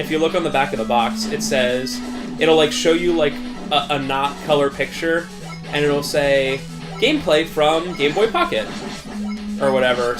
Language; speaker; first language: English; native; English